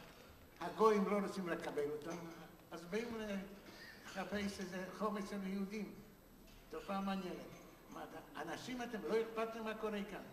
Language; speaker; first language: Hebrew; non-native, fluent; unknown